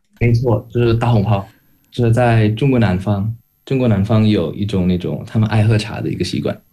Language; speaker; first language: Chinese; early bilingual, heritage; Chinese